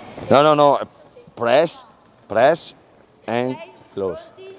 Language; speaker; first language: English; non-native, learner; Italian